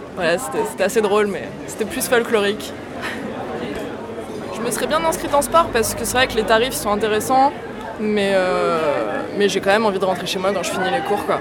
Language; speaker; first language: French; native; French